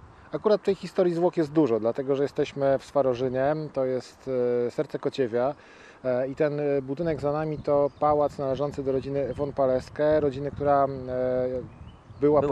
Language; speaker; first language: Polish; native; Polish